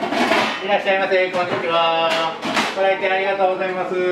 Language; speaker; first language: Japanese; native; Japanese